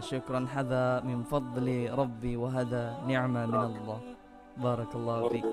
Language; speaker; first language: Arabic; non-native, learner; Indonesian